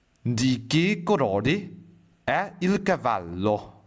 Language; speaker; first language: Italian; non-native, fluent; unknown